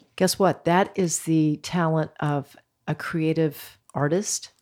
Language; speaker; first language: English; early bilingual, other home language; Greek